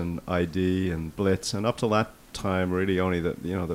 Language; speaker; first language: English; native; English